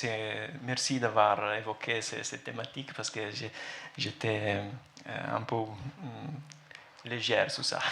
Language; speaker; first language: French; non-native, fluent; Italian